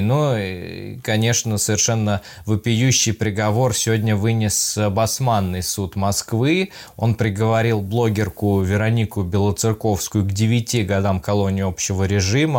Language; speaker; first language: Russian; native; Russian